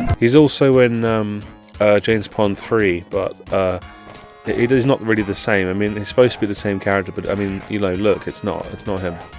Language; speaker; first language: English; native; English